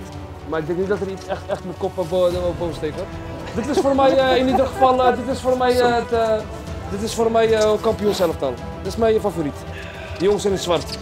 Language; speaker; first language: Dutch; native; Dutch